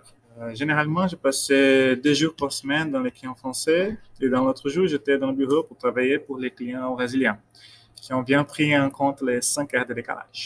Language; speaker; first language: French; non-native, fluent; Portuguese